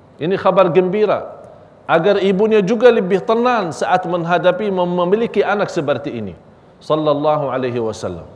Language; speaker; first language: Malay; non-native, fluent; Arabic